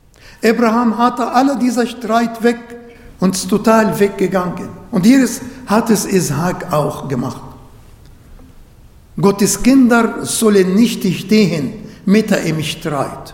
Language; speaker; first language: German; non-native, learner; Arabic